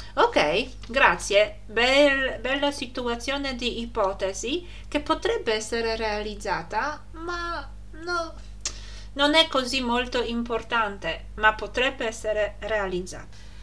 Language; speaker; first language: Italian; non-native, fluent; Polish